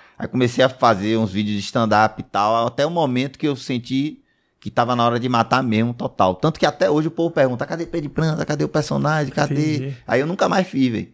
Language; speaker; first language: Portuguese; native; Portuguese